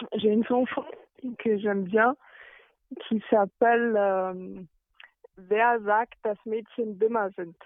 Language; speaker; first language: French; non-native, fluent; German